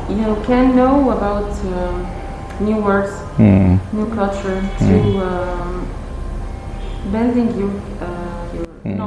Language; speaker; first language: English; non-native, learner; Arabic